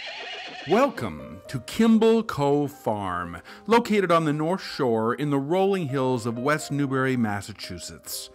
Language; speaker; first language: English; native; English